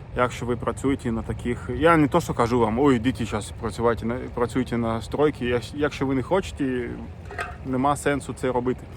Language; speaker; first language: Ukrainian; non-native, local second language; Russian